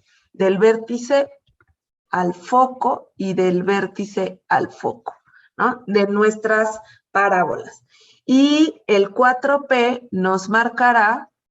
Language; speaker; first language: Spanish; native; Spanish